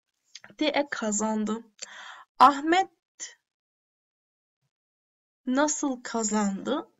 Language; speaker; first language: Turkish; early bilingual, heritage; Turkish